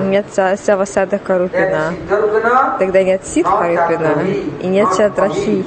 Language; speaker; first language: Russian; native; Russian